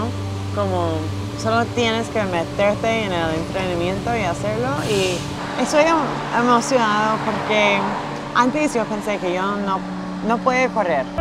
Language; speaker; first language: Spanish; non-native, learner; English